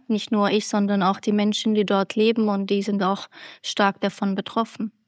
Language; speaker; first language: German; non-native, fluent; Kurdish